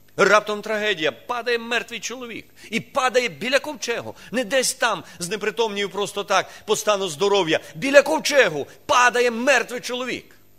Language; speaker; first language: Ukrainian; non-native, local second language; Russian